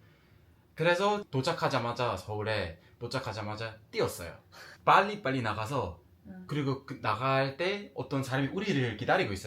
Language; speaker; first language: Korean; non-native, fluent; English